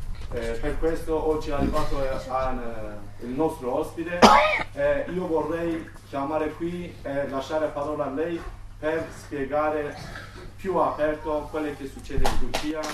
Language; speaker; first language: Italian; non-native, learner; Turkish